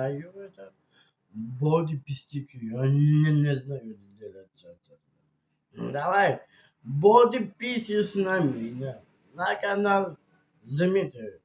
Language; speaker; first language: Russian; non-native, local second language; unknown